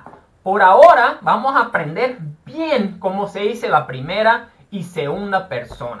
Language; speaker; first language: Spanish; non-native, fluent; Portuguese